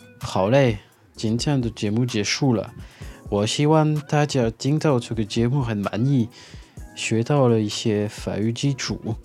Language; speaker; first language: Chinese; non-native, fluent; French